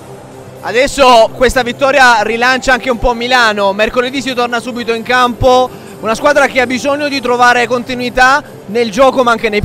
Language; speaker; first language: Italian; native; Italian